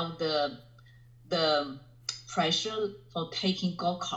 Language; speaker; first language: English; non-native, fluent; Chinese